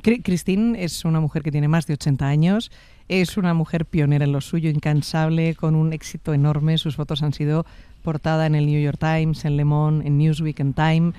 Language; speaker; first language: Spanish; native; Spanish